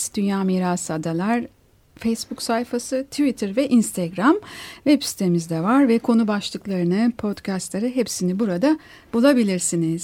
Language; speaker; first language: Turkish; native; Turkish